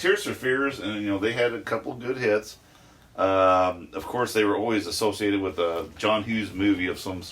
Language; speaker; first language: English; native; English